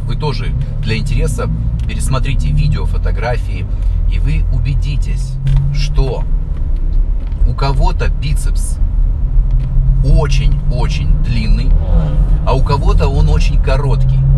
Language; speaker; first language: Russian; native; Russian